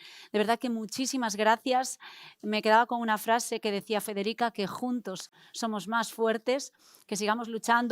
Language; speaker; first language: Spanish; native; Spanish